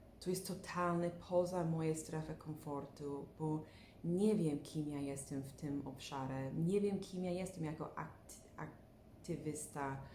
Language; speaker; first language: Polish; non-native, learner; English